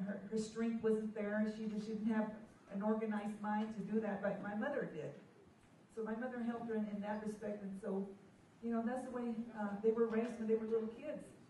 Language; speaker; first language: English; early bilingual, other home language; Spanish